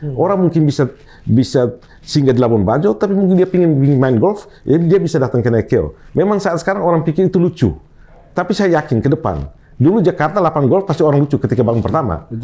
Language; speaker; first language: Indonesian; non-native, local second language; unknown